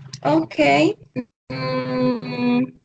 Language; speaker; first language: English; non-native, learner; Spanish